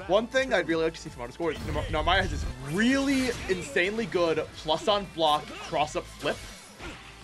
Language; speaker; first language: English; native; English